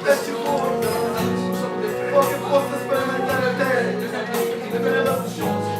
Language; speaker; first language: Italian; native; Italian